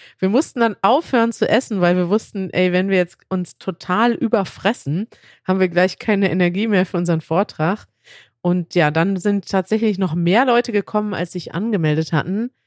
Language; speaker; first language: German; native; German